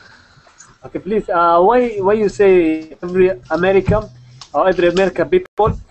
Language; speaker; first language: English; non-native, learner; Arabic